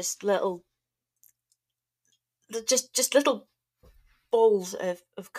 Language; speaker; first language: English; native; English